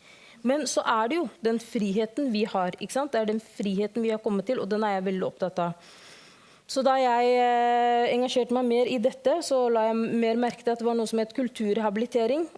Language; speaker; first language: Norwegian; early bilingual, other home language; Somali